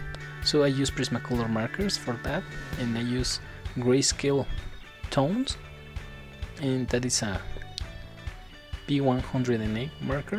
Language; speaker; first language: English; non-native, fluent; Spanish